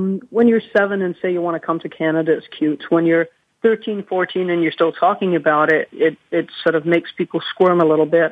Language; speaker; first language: English; native; English